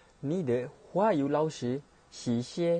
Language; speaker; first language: Chinese; non-native, learner; Malay